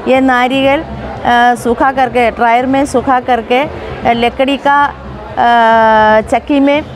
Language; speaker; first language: Hindi; non-native, local second language; Malayalam